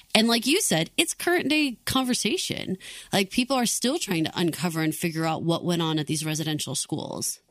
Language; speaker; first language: English; native; English